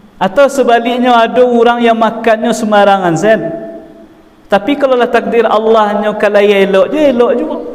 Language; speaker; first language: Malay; non-native, local second language; Minangkabau